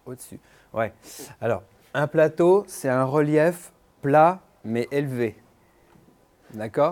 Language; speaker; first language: French; native; French